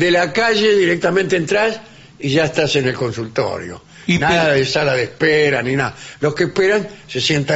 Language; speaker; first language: Spanish; native; Spanish